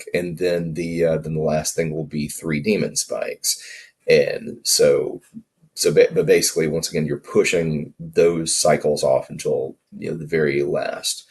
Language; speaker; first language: English; native; English